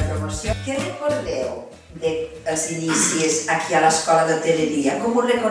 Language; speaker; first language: Catalan; native; Catalan